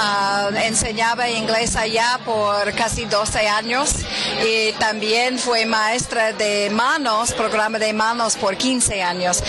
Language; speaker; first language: Spanish; non-native, learner; English